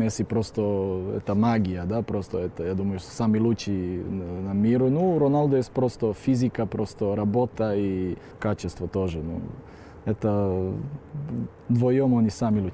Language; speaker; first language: Russian; non-native, learner; Serbian